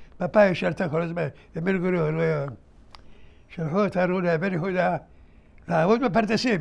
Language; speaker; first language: Hebrew; early bilingual, other home language; Arabic